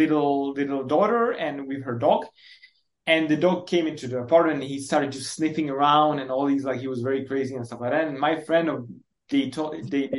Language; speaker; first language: English; non-native, fluent; Czech